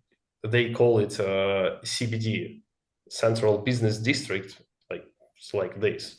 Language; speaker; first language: English; non-native, learner; Russian